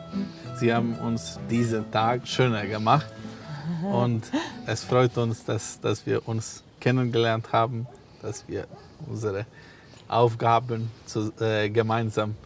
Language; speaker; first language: German; non-native, fluent; Serbian